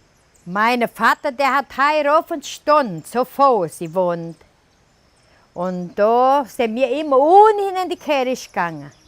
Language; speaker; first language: German; early bilingual, heritage; German